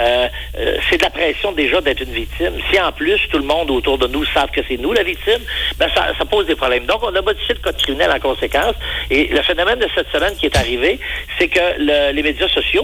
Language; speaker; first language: French; native; French